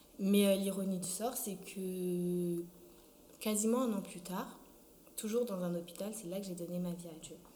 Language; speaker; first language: French; early bilingual, other home language; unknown